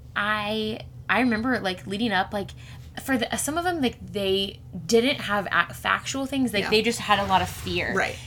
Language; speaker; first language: English; native; English